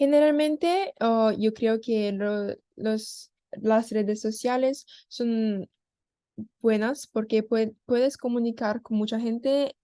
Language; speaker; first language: Spanish; non-native, learner; Korean